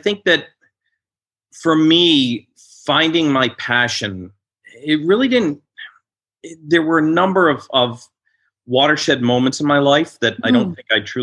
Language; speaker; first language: English; native; English